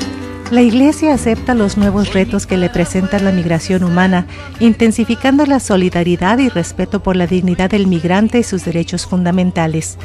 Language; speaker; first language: Spanish; native; Spanish